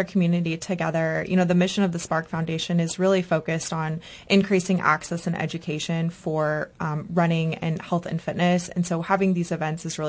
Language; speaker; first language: English; native; English